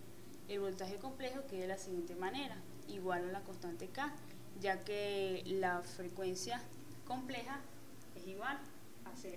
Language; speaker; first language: Spanish; native; Spanish